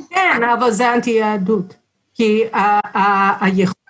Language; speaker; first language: Hebrew; non-native, fluent; English